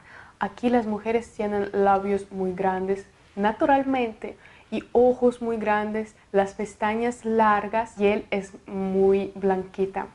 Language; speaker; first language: Spanish; non-native, fluent; Russian